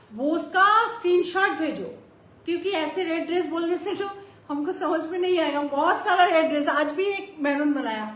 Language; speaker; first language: Hindi; non-native, local second language; Bangla